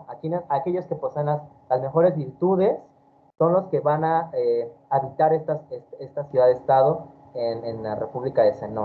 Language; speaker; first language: Spanish; native; Spanish